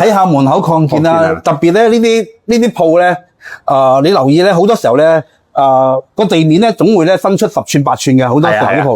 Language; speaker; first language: Cantonese; native; Cantonese